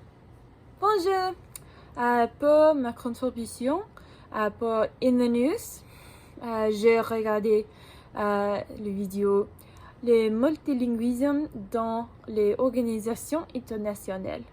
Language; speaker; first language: French; non-native, learner; English